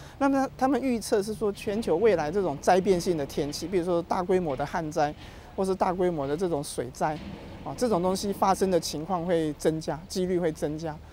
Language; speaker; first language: Chinese; native; Chinese